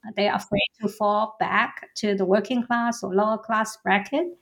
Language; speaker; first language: English; non-native, fluent; Chinese